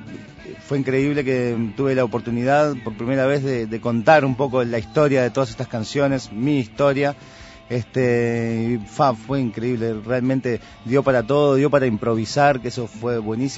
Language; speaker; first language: Spanish; native; Spanish